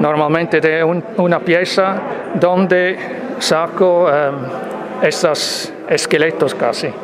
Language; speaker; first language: Spanish; non-native, fluent; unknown